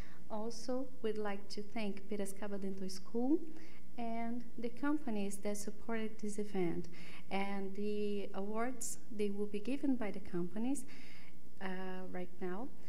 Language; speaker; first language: English; non-native, fluent; Portuguese